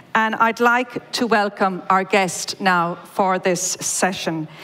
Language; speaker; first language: English; native; English